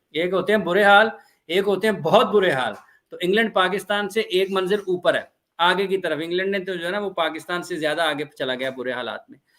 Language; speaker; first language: Urdu; non-native, local second language; Punjabi